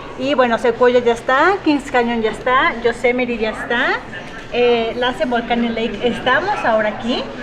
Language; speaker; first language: Spanish; native; Spanish